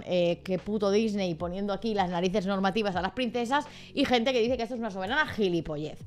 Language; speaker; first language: Spanish; native; Spanish